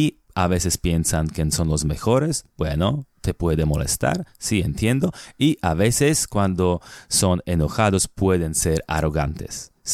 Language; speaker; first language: Spanish; non-native, fluent; Slovak